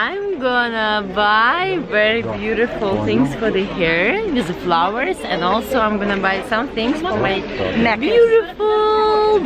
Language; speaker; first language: English; non-native, fluent; Ukrainian